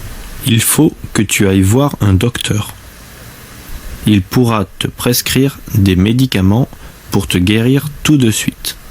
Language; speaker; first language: French; native; French